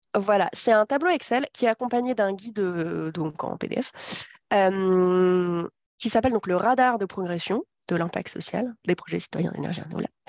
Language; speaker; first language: French; native; French